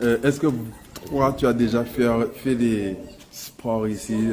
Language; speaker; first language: French; non-native, local second language; English